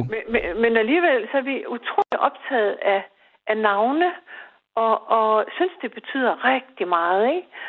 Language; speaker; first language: Danish; native; Danish